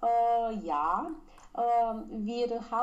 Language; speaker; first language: German; non-native, learner; Romanian